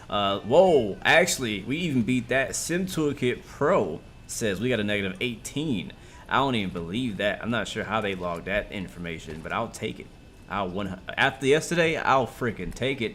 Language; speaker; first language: English; native; English